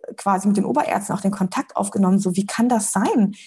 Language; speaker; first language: German; early bilingual, other home language; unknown